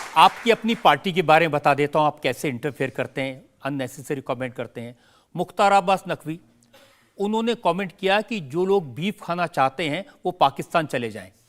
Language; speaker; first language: Hindi; native; Hindi